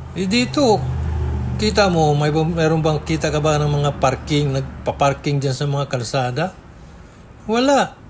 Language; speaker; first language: Filipino; native; Filipino